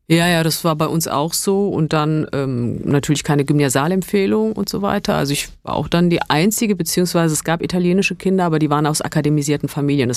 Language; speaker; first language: German; early bilingual, other home language; Italian